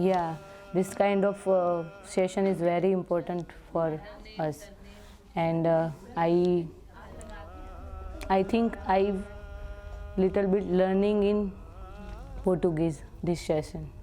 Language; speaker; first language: English; non-native, learner; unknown